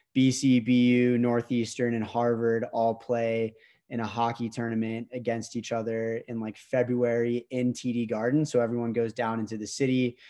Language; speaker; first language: English; native; English